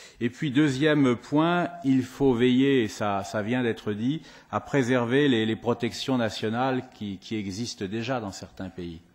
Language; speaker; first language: French; native; French